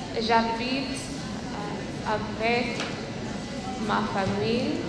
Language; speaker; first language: French; non-native, learner; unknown